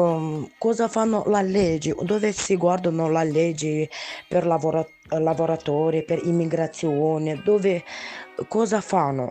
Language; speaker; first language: Italian; non-native, learner; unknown